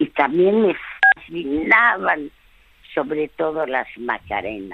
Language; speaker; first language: Spanish; early bilingual, other home language; French